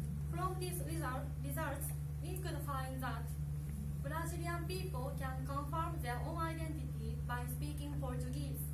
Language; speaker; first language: English; non-native, learner; Japanese